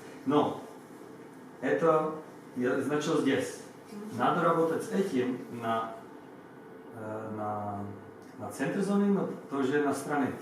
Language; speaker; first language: Russian; non-native, learner; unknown